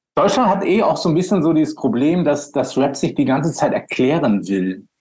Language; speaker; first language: German; native; German